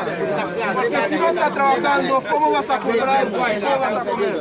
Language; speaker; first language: Spanish; non-native, fluent; Haitian Creole